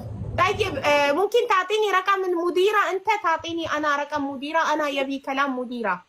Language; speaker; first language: Arabic; non-native, learner; Amharic